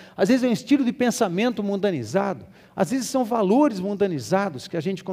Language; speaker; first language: Portuguese; native; Portuguese